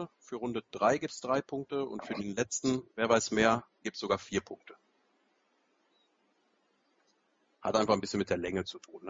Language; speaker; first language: German; native; German